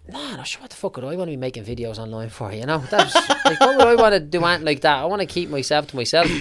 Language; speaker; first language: English; native; English